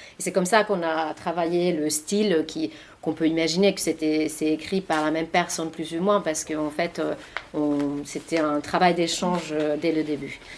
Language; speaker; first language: French; non-native, fluent; Finnish